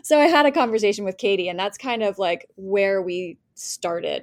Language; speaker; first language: English; native; English